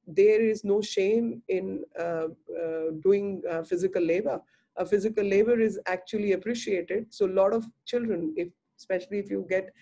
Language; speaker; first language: English; non-native, local second language; Hindi